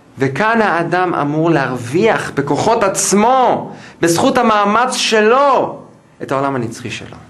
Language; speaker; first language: Hebrew; non-native, fluent; English